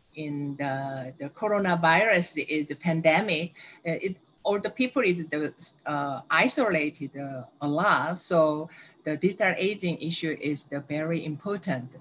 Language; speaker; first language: English; non-native, learner; Korean